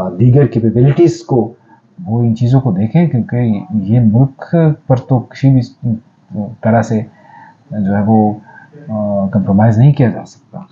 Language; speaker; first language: Urdu; non-native, local second language; Pashto